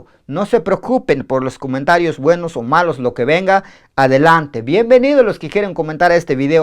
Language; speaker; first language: Spanish; native; Spanish